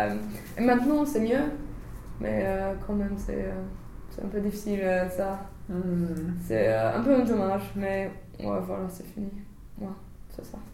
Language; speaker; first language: French; non-native, learner; English